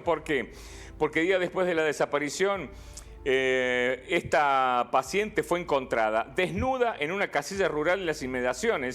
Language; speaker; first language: Spanish; native; Spanish